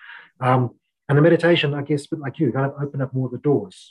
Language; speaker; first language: English; native; English